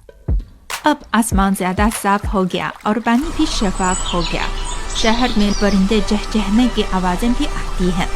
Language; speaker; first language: Urdu; non-native, fluent; Chinese